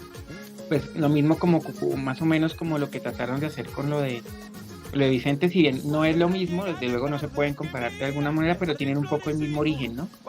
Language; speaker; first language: Spanish; native; Spanish